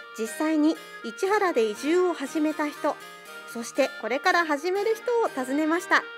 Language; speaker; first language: Japanese; native; Japanese